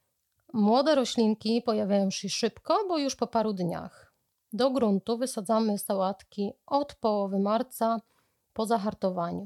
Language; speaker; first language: Polish; native; Polish